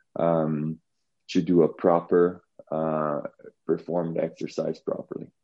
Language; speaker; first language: English; non-native, fluent; Portuguese